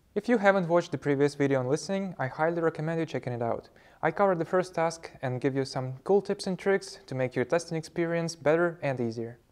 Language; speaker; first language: English; non-native, fluent; Ukrainian